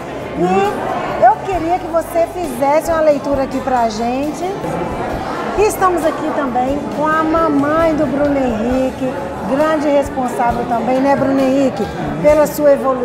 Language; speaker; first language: Portuguese; native; Portuguese